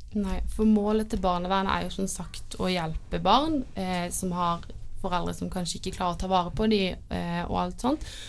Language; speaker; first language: Norwegian; native; Norwegian